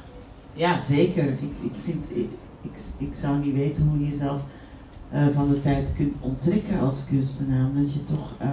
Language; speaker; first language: Dutch; native; Dutch